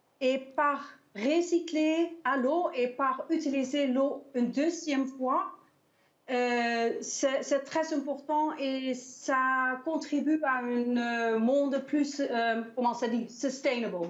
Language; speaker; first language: French; non-native, fluent; Dutch